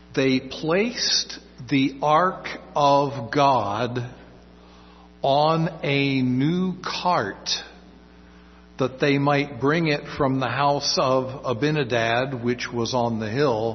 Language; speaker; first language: English; native; English